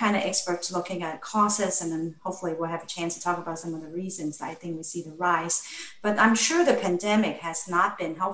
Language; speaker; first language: English; non-native, local second language; Cantonese